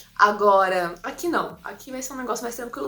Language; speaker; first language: Portuguese; native; Portuguese